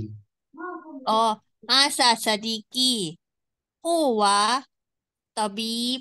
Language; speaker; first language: Arabic; non-native, learner; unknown